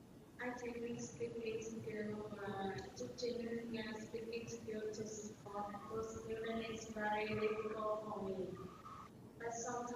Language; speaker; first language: English; non-native, learner; Vietnamese